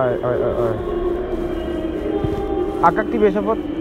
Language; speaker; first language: Russian; non-native, learner; Indonesian